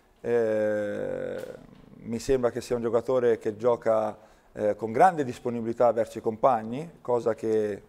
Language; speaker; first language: Italian; native; Italian